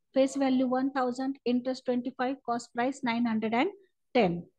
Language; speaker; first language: Hindi; non-native, local second language; Marathi